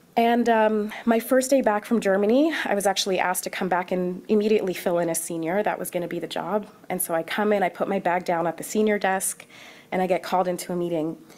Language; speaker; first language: English; early bilingual, other home language; Arabic